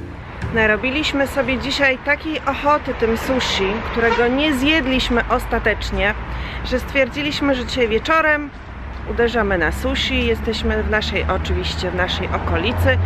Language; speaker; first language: Polish; native; Polish